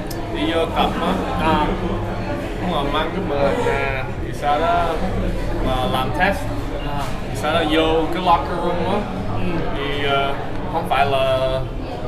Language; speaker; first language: Vietnamese; early bilingual, heritage; English